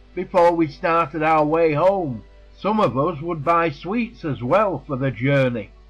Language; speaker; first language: English; native; English